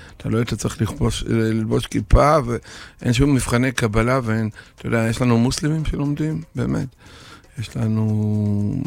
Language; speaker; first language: Hebrew; non-native, fluent; Russian